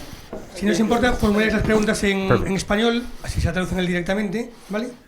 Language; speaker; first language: Spanish; native; Spanish